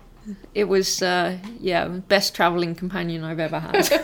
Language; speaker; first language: English; native; English